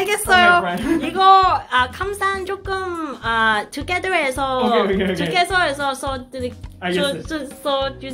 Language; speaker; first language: Korean; non-native, learner; Cantonese